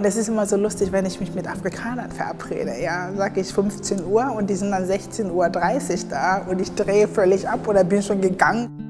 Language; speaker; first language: German; early bilingual, other home language; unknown